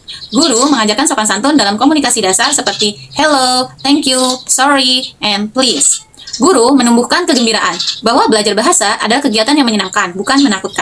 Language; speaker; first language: Indonesian; native; Indonesian